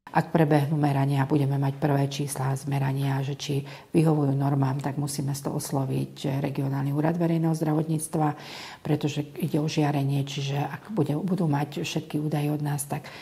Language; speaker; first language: Slovak; native; Slovak